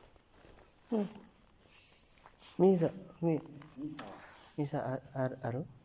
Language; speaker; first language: Japanese; non-native, learner; Filipino